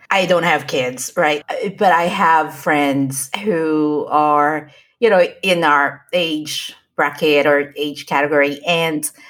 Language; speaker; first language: English; native; English